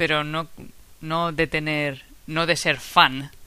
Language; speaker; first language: Spanish; non-native, fluent; English